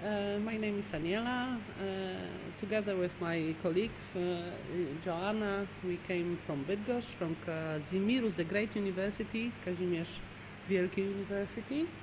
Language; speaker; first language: English; non-native, fluent; Polish